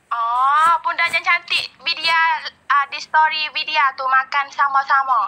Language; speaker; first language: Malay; non-native, learner; Vietnamese